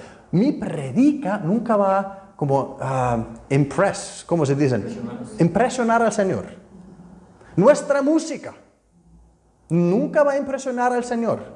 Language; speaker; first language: Spanish; non-native, fluent; Icelandic